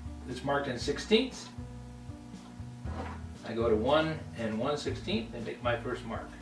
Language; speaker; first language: English; native; English